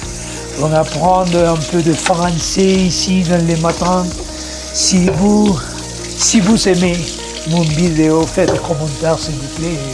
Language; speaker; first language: French; non-native, learner; Spanish